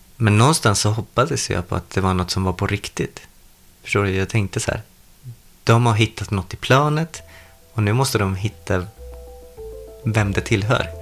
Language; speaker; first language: Swedish; early bilingual, other home language; Spanish